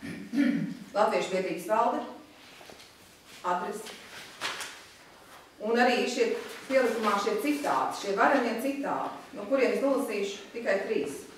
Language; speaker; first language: Latvian; native; Latvian